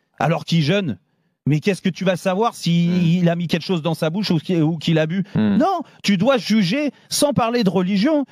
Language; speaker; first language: French; native; French